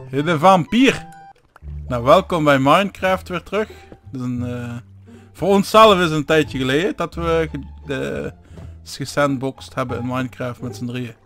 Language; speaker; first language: Dutch; native; Dutch